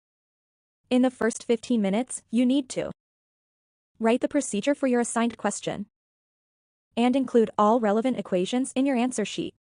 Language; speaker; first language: English; non-native, local second language; Malayalam